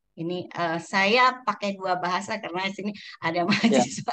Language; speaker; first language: Indonesian; native; Indonesian